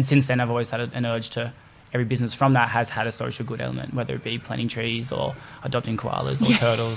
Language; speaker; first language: English; native; English